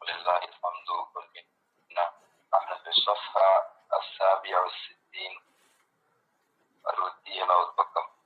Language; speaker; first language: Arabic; non-native, fluent; Tamil